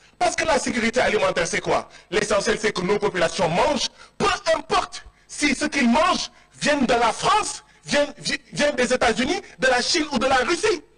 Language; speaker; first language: French; non-native, local second language; Wolof